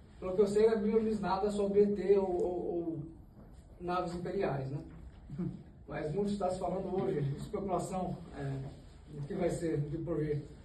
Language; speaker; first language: Portuguese; native; Portuguese